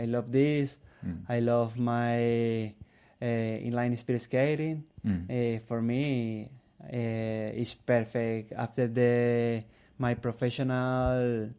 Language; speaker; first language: English; non-native, learner; Spanish